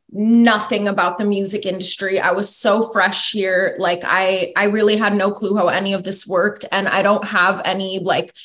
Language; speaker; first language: English; native; English